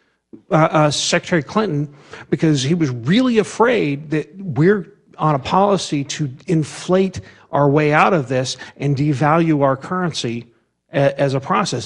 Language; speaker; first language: English; native; English